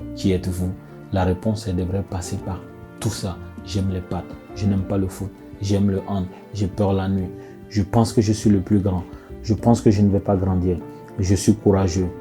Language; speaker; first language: French; non-native, local second language; Bambara